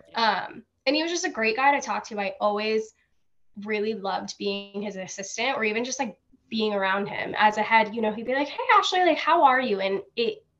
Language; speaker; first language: English; native; English